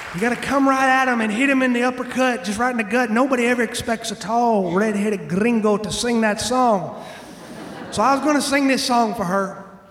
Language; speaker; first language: English; native; English